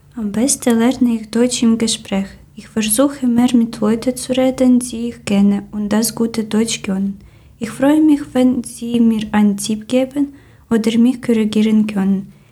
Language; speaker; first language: German; non-native, learner; Ukrainian